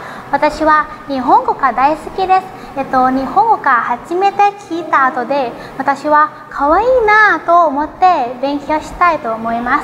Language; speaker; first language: Japanese; non-native, learner; Thai